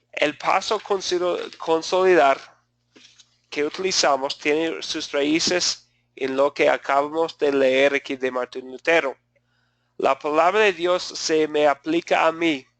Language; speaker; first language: Spanish; non-native, fluent; English